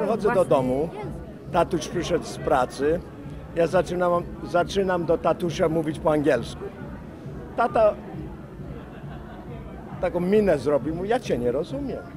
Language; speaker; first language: Polish; early bilingual, heritage; Polish